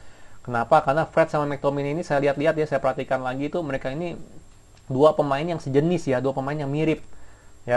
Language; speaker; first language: Indonesian; native; Indonesian